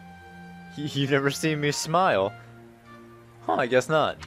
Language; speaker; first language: English; native; English